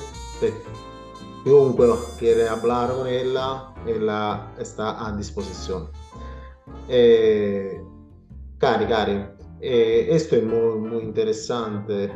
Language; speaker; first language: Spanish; non-native, learner; Italian